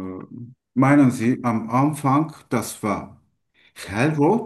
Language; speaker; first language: German; non-native, fluent; Turkish